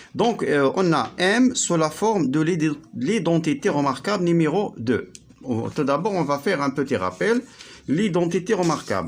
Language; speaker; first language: French; non-native, local second language; Arabic